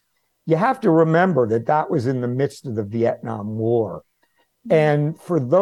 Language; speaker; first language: English; native; English